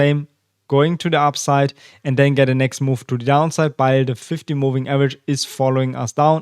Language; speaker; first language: English; non-native, fluent; German